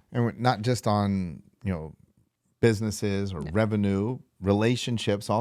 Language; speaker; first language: English; native; English